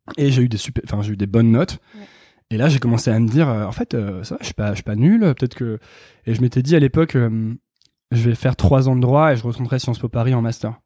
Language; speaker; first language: French; native; French